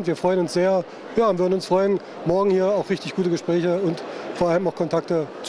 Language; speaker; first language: German; native; German